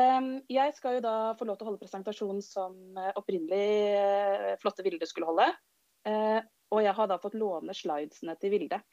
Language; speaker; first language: Norwegian; native; Norwegian